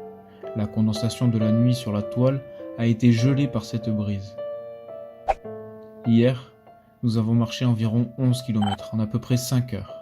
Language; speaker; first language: French; native; French